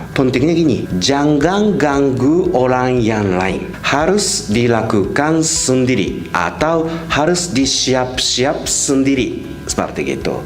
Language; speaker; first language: Indonesian; non-native, fluent; Japanese